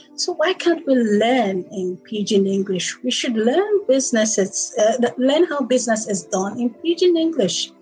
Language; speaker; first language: English; non-native, local second language; Igbo